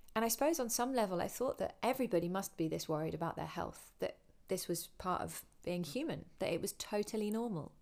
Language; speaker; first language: English; native; English